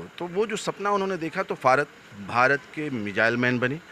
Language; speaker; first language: Hindi; native; Hindi